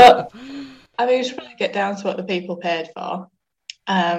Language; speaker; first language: English; native; English